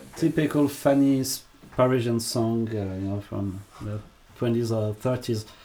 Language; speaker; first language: English; non-native, fluent; French